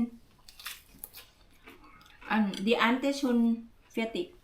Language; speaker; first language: German; non-native, learner; Thai